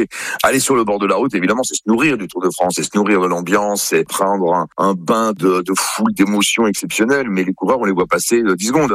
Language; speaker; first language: French; native; French